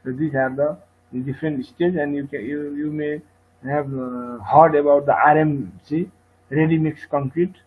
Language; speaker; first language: English; non-native, local second language; Nepali